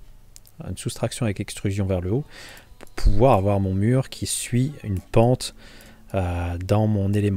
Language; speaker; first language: French; native; French